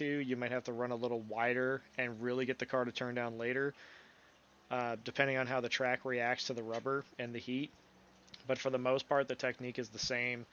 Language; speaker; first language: English; native; English